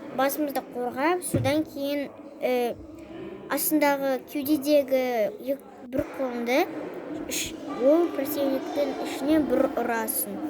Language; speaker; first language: Kazakh; non-native, local second language; Russian